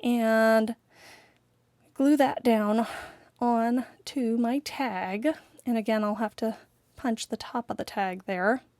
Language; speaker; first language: English; native; English